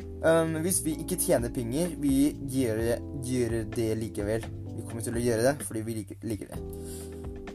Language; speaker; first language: Norwegian; non-native, learner; Thai